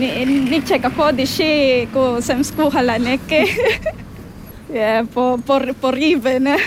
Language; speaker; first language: Slovenian; non-native, learner; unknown